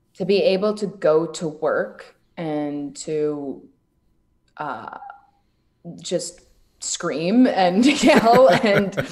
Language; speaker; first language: English; native; English